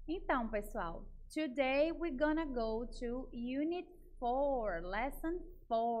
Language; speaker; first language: English; non-native, fluent; Portuguese